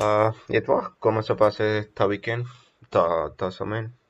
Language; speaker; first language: French; non-native, learner; Telugu